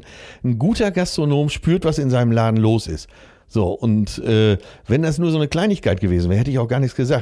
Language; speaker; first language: German; native; German